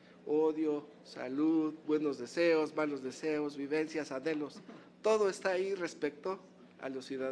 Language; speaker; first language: Spanish; native; Spanish